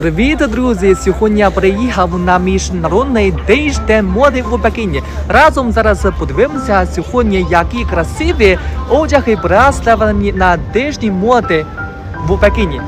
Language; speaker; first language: Ukrainian; non-native, learner; Chinese